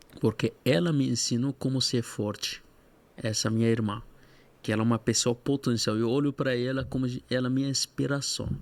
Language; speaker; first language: Portuguese; non-native, fluent; Arabic